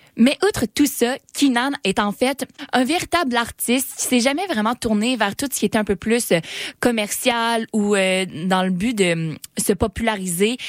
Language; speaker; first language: French; native; French